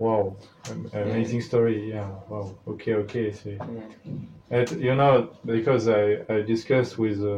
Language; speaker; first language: English; non-native, learner; French